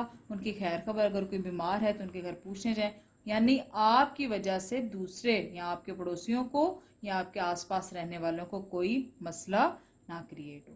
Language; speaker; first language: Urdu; non-native, local second language; Punjabi